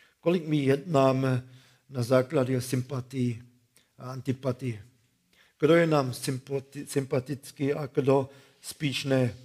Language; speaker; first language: Czech; non-native, fluent; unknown